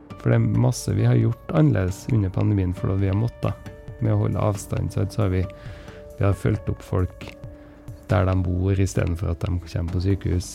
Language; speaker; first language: Norwegian; native; Norwegian